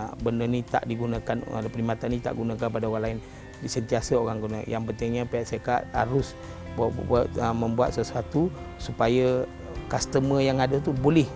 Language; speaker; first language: Malay; non-native, local second language; Tamil